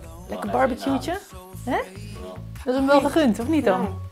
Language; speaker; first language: Dutch; native; Dutch